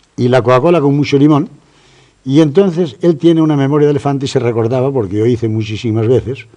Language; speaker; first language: Spanish; native; Spanish